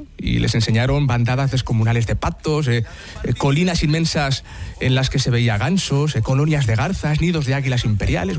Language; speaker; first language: Spanish; native; Spanish